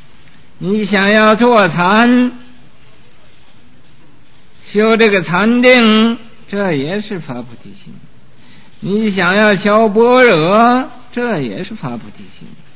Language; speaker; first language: Chinese; native; Chinese